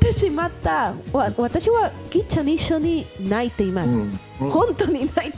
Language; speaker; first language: Japanese; non-native, learner; Spanish